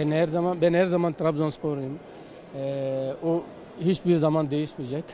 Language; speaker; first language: Turkish; non-native, learner; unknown